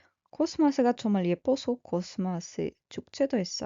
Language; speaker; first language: Korean; non-native, fluent; Russian